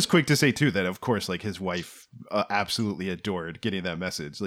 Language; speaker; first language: English; native; English